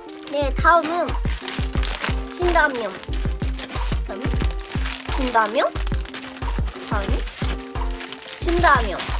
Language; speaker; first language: Korean; non-native, learner; Japanese